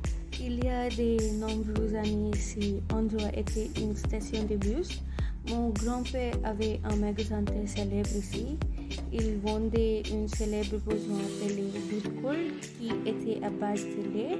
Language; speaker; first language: French; non-native, fluent; Konkani